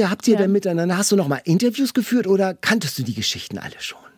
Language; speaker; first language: German; native; German